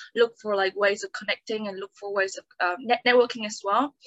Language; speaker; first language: English; non-native, fluent; Vietnamese